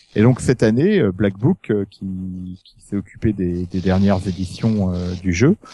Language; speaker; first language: French; native; French